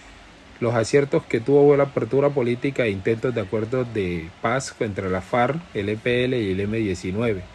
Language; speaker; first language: Spanish; native; Spanish